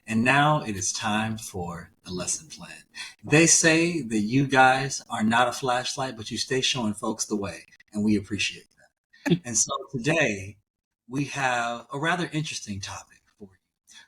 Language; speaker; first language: English; native; English